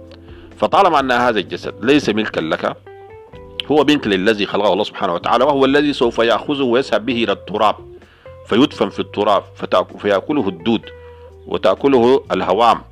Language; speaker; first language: Arabic; native; Arabic